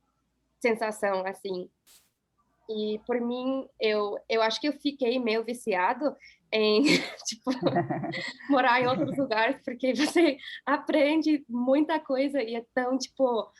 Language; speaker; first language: Portuguese; non-native, fluent; English